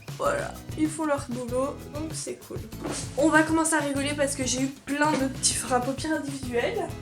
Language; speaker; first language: French; native; French